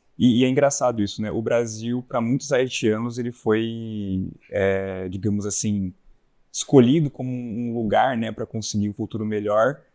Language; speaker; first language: Portuguese; native; Portuguese